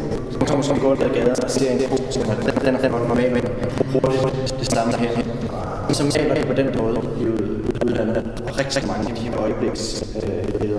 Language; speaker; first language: Danish; native; Danish